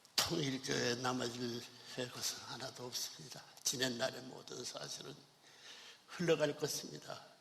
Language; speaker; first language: Korean; native; Korean